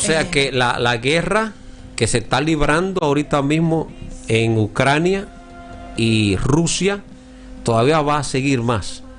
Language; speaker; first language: Spanish; native; Spanish